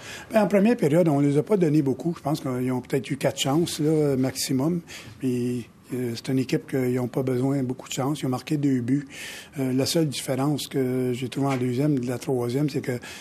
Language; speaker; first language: French; native; French